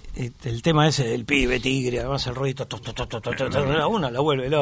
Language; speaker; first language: Spanish; native; Spanish